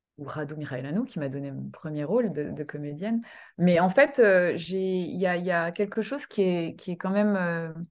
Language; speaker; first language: French; early bilingual, other home language; Kinyarwanda